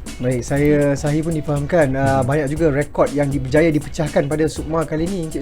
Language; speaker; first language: Malay; native; Malay